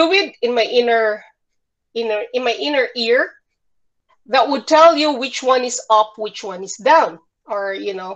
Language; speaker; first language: English; non-native, local second language; Cebuano